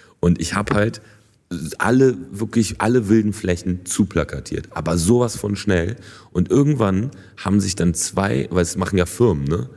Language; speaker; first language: German; early bilingual, other home language; Polish